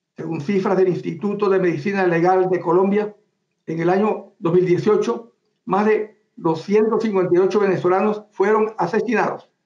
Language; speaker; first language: Spanish; native; Spanish